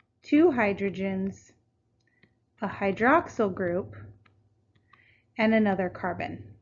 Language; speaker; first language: English; native; English